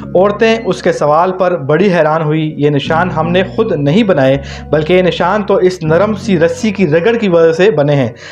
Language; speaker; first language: Urdu; native; Urdu